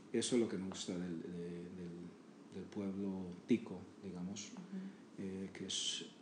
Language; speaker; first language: Spanish; native; Spanish